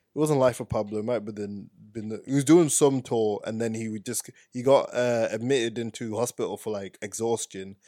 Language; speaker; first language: English; native; English